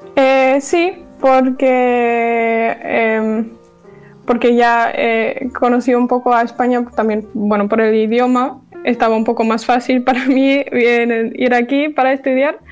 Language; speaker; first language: Spanish; non-native, fluent; German